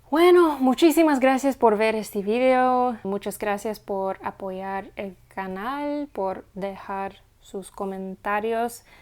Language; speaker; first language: Spanish; non-native, learner; English